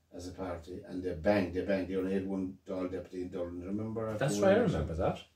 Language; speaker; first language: English; native; English